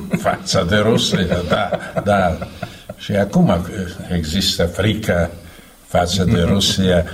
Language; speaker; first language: Romanian; non-native, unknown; Czech